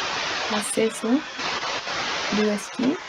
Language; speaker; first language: French; non-native, learner; Spanish